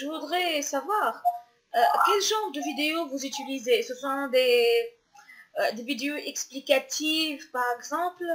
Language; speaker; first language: French; non-native, local second language; Arabic